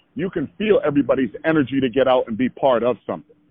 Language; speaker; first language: English; native; English